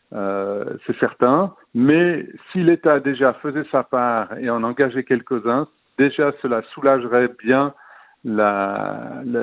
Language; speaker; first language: French; native; French